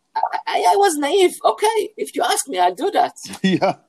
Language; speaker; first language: English; non-native, fluent; Hebrew